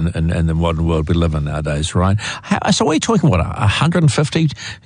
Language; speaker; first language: English; native; English